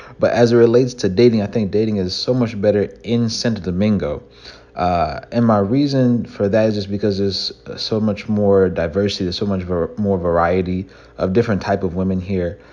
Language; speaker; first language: English; native; English